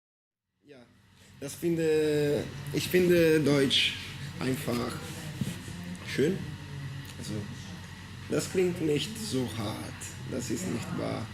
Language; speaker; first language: German; non-native, fluent; Italian